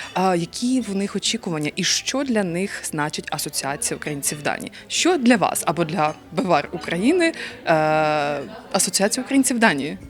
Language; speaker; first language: Ukrainian; native; Ukrainian